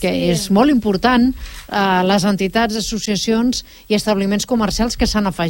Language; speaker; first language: Catalan; native; Catalan